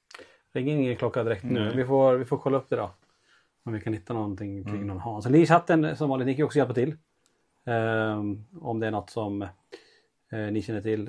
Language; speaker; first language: Swedish; native; Swedish